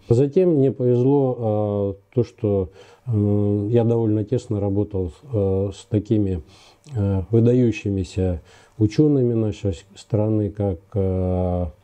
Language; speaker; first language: Russian; native; Russian